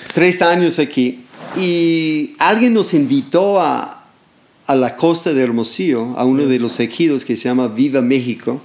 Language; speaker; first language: Spanish; non-native, fluent; English